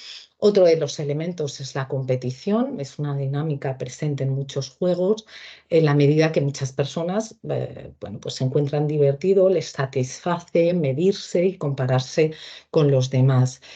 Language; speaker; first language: Spanish; native; Spanish